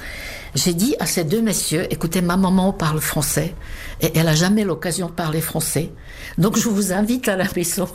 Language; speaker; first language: French; non-native, fluent; Czech